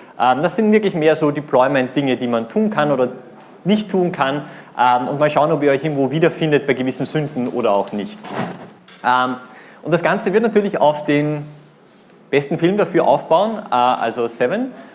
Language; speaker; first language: German; native; German